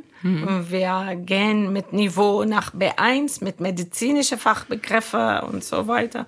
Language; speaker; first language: German; non-native, learner; Arabic